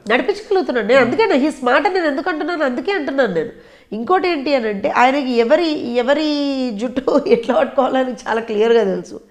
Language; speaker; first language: Telugu; native; Telugu